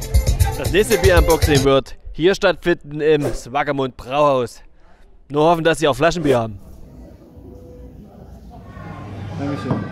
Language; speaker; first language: German; native; German